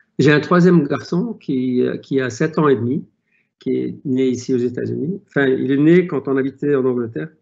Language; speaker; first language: French; non-native, local second language; Arabic